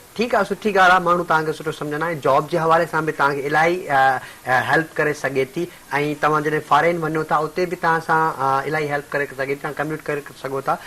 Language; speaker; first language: Sindhi; native; Sindhi